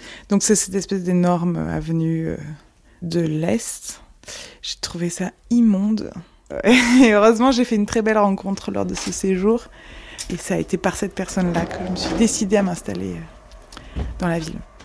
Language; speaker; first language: French; native; French